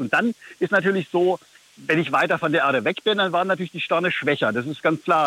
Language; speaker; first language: German; native; German